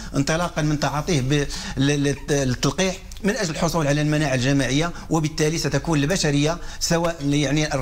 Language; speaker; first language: Arabic; non-native, fluent; Spanish